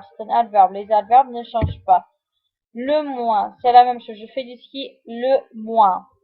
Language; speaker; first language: French; non-native, fluent; English